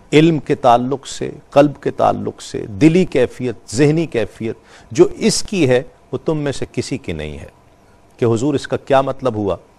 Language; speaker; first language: Urdu; native; Urdu